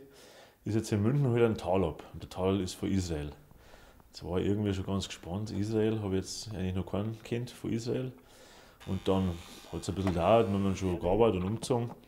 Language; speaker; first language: German; native; German